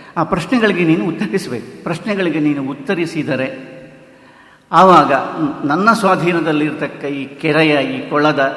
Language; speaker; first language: Kannada; non-native, local second language; Tulu